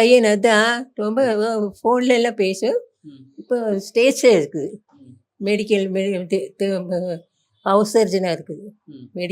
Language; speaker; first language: Tamil; non-native, local second language; Malayalam